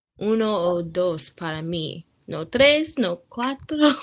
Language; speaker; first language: Spanish; non-native, learner; English